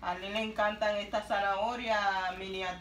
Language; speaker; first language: Spanish; native; Spanish